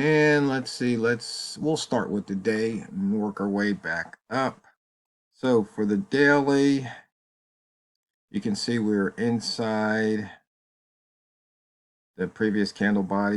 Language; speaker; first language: English; native; English